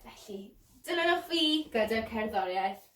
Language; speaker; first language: Welsh; non-native, local second language; English